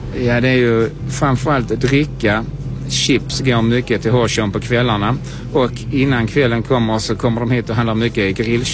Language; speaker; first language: Swedish; native; Swedish